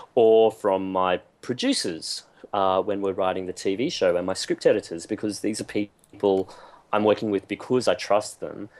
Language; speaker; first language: English; native; English